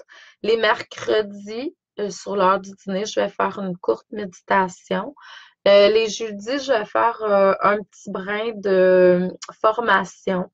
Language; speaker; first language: French; native; French